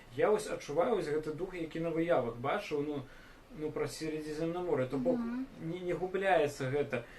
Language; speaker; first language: Belarusian; non-native, local second language; Russian